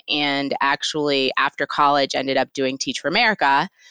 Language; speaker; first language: English; native; English